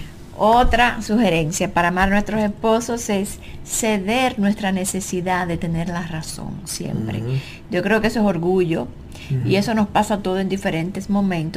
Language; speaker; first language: Spanish; native; Spanish